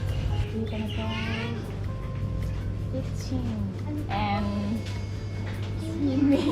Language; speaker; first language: English; non-native, learner; Thai